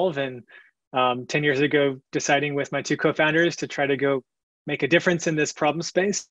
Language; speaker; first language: English; native; English